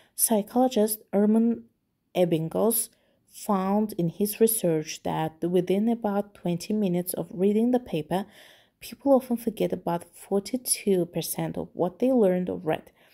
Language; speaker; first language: English; non-native, fluent; Azerbaijani